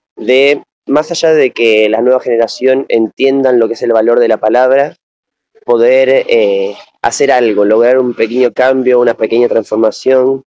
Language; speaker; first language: Spanish; native; Spanish